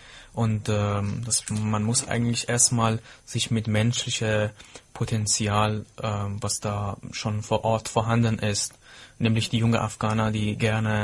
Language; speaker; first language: German; non-native, fluent; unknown